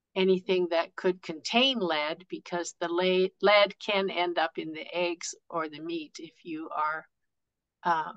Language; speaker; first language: English; native; English